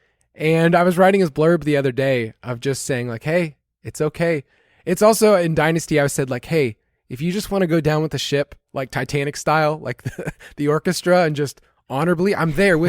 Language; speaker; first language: English; native; English